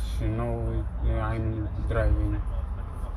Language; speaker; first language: English; non-native, learner; Romanian